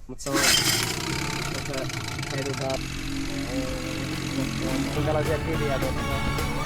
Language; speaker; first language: Finnish; native; Finnish